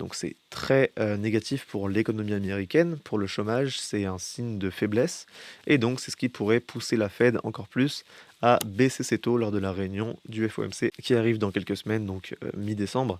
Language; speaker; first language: French; native; French